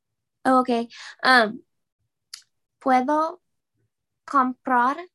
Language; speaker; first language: Spanish; non-native, learner; English